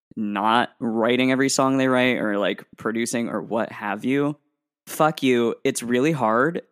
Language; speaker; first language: English; native; English